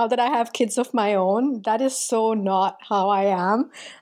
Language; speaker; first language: English; non-native, local second language; Tamil